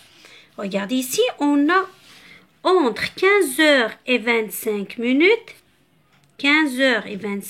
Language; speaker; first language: French; non-native, local second language; Arabic